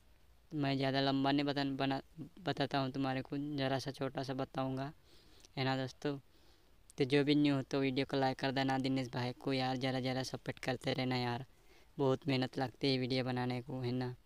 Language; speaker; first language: Hindi; native; Hindi